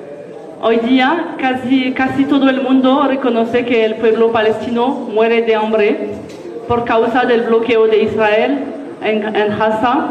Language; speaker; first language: Spanish; non-native, learner; French